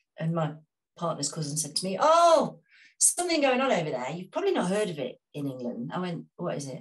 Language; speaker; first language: English; native; English